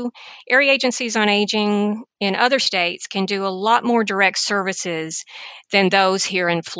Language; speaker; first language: English; native; English